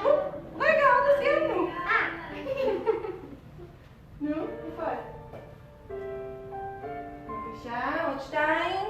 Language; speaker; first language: Hebrew; native; Hebrew